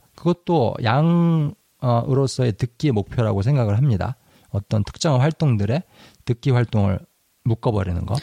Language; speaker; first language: Korean; native; Korean